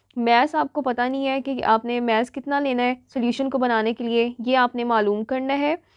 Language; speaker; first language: Urdu; non-native, local second language; Punjabi